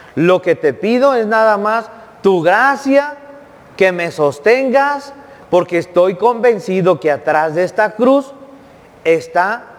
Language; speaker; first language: Spanish; native; Spanish